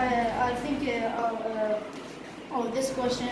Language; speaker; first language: English; non-native, learner; Arabic